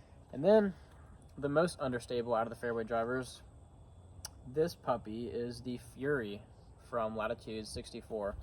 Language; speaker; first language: English; native; English